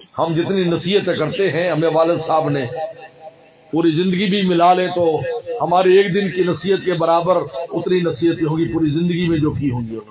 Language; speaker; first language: Urdu; non-native, local second language; Pashto